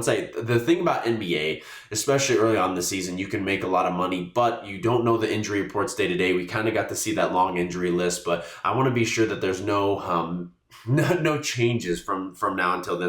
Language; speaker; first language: English; native; English